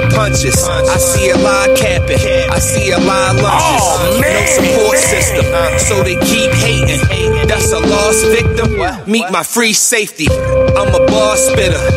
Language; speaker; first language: English; native; English